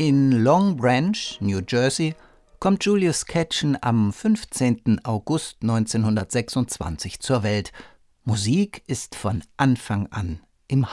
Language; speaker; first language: German; native; German